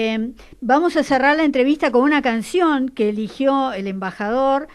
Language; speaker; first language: Spanish; native; Spanish